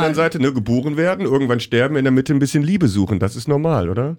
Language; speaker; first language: German; native; German